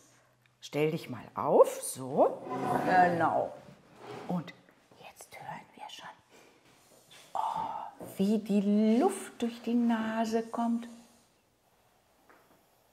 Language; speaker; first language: German; native; German